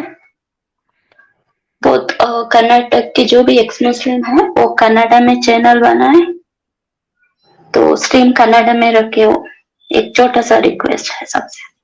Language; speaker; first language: Hindi; non-native, local second language; Kannada